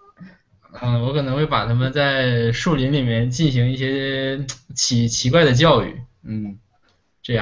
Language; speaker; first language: Chinese; native; Chinese